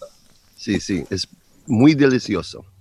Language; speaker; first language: Spanish; non-native, learner; English